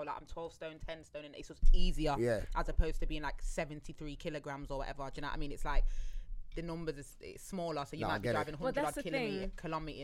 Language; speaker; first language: English; native; English